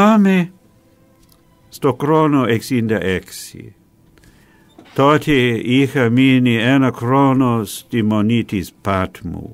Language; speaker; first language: Greek; non-native, fluent; English